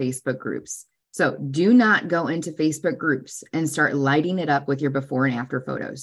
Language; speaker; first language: English; native; English